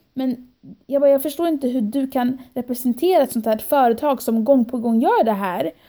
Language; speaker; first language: Swedish; early bilingual, other home language; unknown